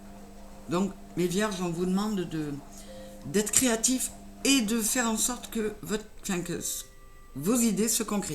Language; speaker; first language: French; native; French